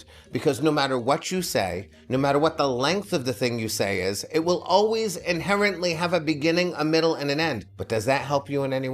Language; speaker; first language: English; native; English